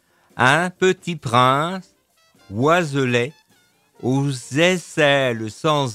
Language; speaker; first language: French; native; French